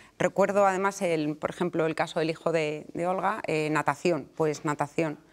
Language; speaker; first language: Spanish; native; Spanish